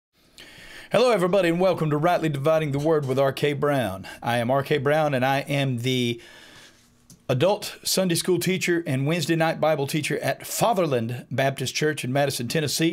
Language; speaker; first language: English; native; English